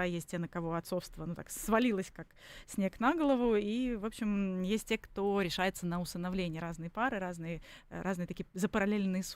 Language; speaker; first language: Russian; native; Russian